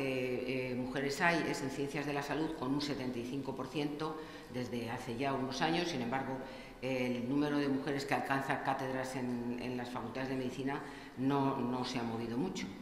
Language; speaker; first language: Spanish; native; Spanish